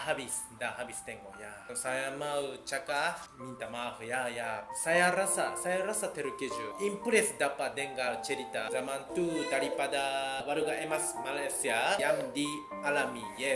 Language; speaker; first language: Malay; non-native, fluent; Japanese